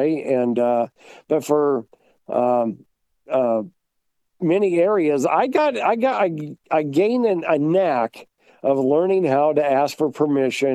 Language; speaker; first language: English; native; English